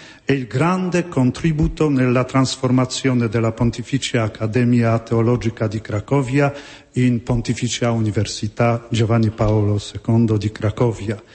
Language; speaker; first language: Italian; non-native, fluent; Polish